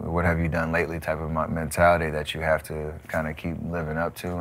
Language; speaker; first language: English; native; English